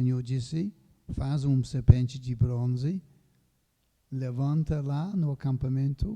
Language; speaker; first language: Portuguese; non-native, fluent; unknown